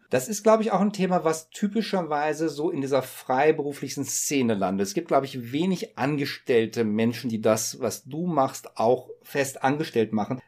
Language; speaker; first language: German; native; German